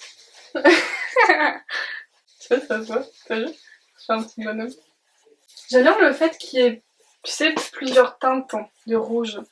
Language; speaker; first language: French; native; French